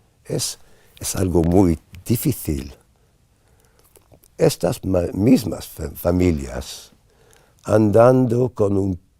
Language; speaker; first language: Spanish; non-native, fluent; English